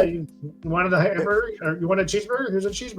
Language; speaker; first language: English; native; English